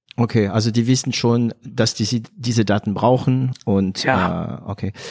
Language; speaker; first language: German; non-native, fluent; French